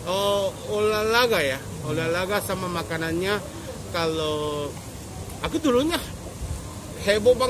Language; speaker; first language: Indonesian; non-native, fluent; Japanese